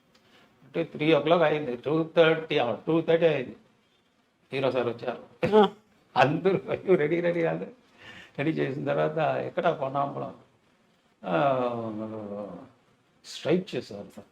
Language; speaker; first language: Telugu; non-native, local second language; Tamil